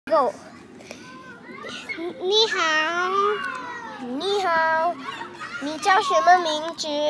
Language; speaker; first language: Chinese; non-native, learner; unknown